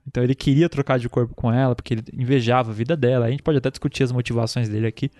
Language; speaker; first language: Portuguese; native; Portuguese